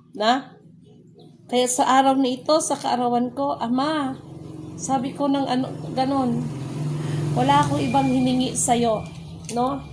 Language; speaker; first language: Filipino; non-native, local second language; Cebuano